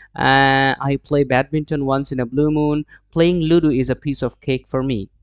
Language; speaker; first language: English; non-native, local second language; Bangla